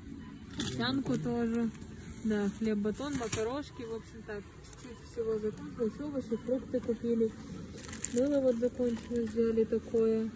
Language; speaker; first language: Russian; native; Russian